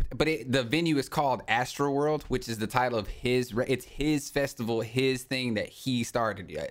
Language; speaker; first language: English; native; English